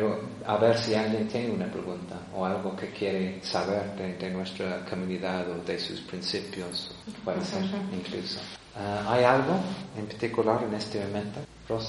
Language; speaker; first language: Spanish; non-native, fluent; English